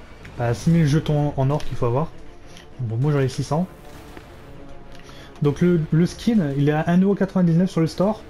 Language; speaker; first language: French; native; French